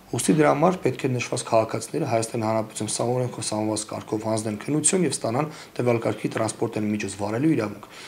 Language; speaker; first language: Armenian; native; Armenian